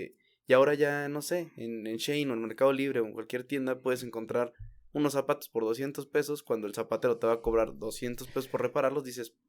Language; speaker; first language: Spanish; native; Spanish